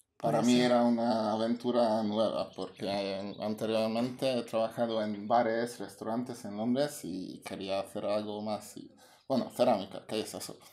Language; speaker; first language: Spanish; non-native, fluent; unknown